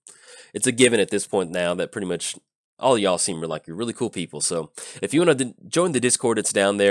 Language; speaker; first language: English; native; English